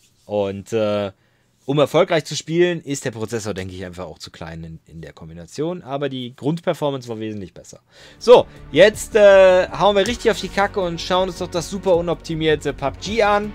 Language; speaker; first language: German; native; German